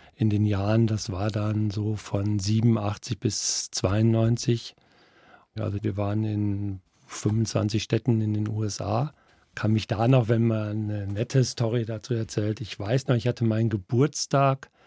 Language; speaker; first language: German; native; German